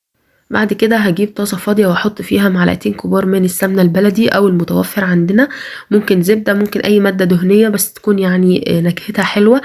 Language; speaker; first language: Arabic; native; Arabic